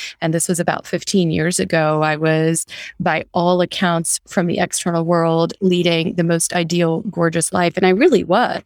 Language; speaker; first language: English; early bilingual, other home language; Hindi